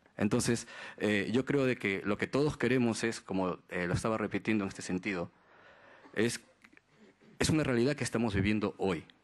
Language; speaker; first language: Spanish; native; Spanish